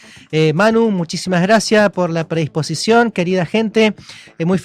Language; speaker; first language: Spanish; native; Spanish